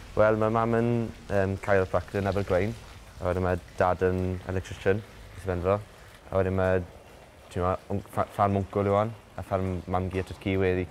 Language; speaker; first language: Welsh; native; Welsh